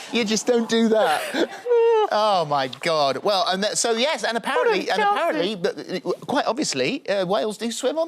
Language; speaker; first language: English; native; English